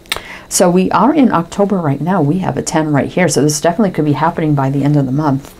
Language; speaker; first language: English; native; English